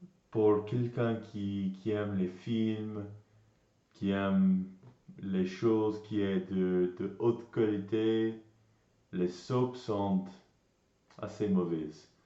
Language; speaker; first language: French; non-native, learner; English